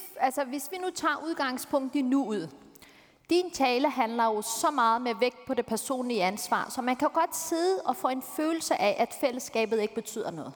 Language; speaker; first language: Danish; early bilingual, other home language; Turkish